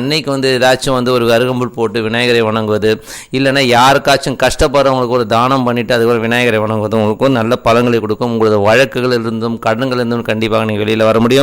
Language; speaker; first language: Tamil; native; Tamil